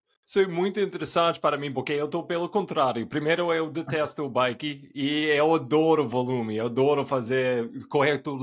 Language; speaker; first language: Portuguese; non-native, fluent; English